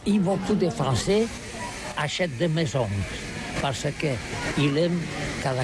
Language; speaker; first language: French; non-native, learner; Catalan